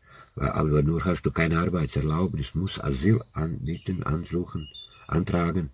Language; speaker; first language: German; non-native, learner; Croatian